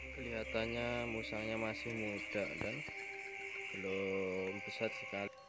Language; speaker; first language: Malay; non-native, local second language; Javanese